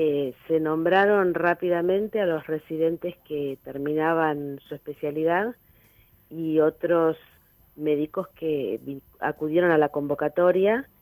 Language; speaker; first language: Spanish; native; Spanish